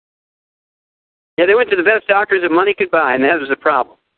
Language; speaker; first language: English; native; English